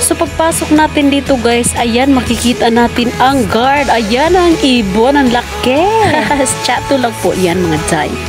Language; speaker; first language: Filipino; non-native, local second language; Cebuano